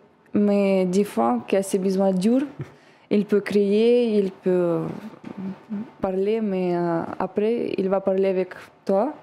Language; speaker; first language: French; non-native, learner; Russian